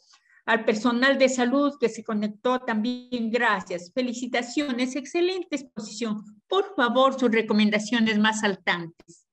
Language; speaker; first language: Spanish; native; Spanish